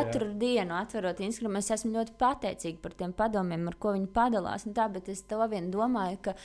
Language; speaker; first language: Latvian; native; Latvian